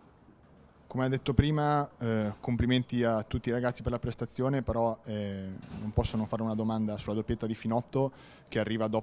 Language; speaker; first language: Italian; native; Italian